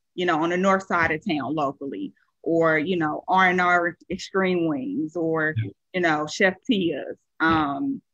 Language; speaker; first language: English; native; English